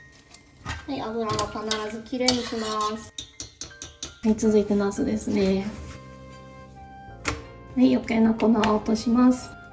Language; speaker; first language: Japanese; native; Japanese